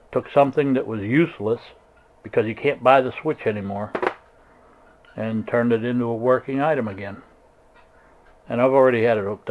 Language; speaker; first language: English; native; English